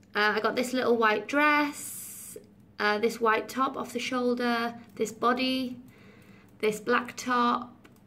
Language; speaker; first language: English; native; English